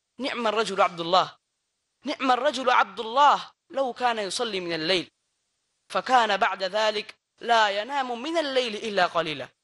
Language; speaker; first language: Arabic; non-native, fluent; Bangla